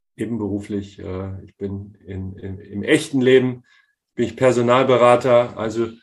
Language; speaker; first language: German; native; German